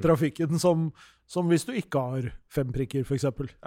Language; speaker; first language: Norwegian; native; Norwegian